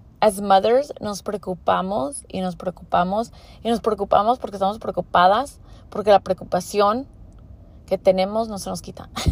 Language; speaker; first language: Spanish; early bilingual, heritage; Spanish